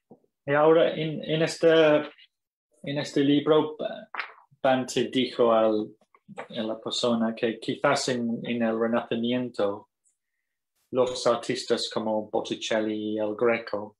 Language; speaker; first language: Spanish; non-native, fluent; English